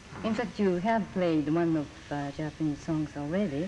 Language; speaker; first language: English; non-native, fluent; Japanese